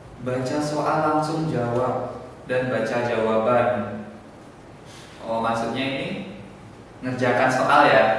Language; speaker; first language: Indonesian; native; Indonesian